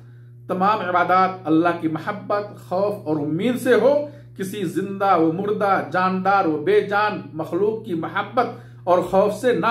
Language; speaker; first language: Urdu; native; Urdu